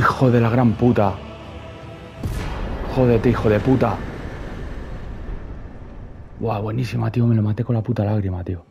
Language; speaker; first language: Spanish; native; Spanish